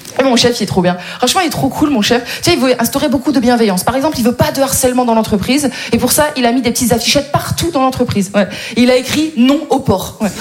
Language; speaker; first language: French; native; French